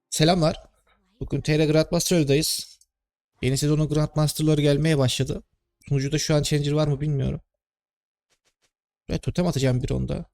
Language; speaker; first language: Turkish; native; Turkish